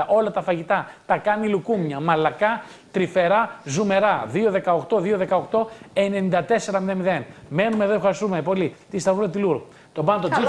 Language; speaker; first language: Greek; native; Greek